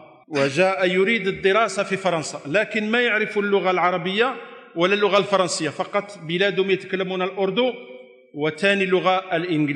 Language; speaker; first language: Arabic; non-native, fluent; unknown